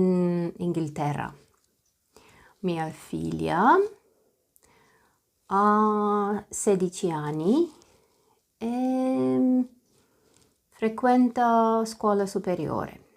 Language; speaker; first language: Italian; non-native, learner; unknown